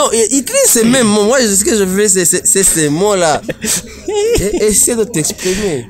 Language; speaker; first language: French; non-native, local second language; Rundi